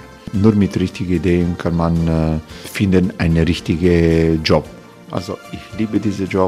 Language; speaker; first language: German; non-native, fluent; Croatian